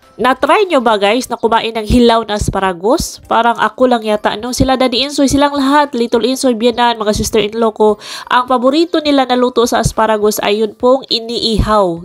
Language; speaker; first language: Filipino; non-native, local second language; Cebuano